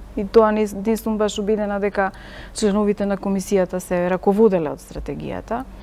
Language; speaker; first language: Macedonian; native; Macedonian